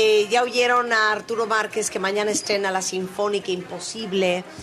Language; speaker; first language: Spanish; native; Spanish